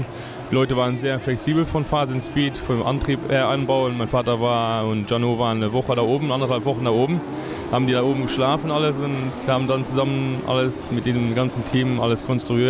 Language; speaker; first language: German; native; German